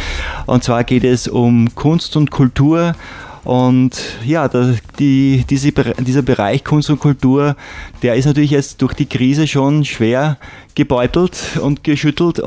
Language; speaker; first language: German; native; German